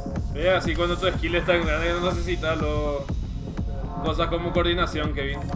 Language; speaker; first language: Spanish; native; Spanish